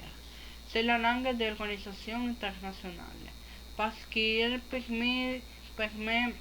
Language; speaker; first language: French; non-native, learner; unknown